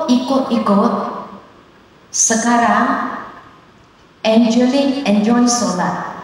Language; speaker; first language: Indonesian; non-native, local second language; Chinese